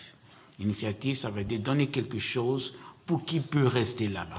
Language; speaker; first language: French; non-native, learner; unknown